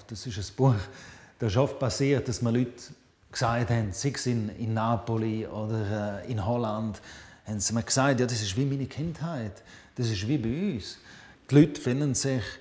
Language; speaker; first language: German; non-native, local second language; Romansh